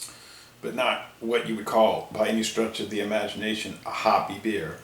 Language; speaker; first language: English; native; English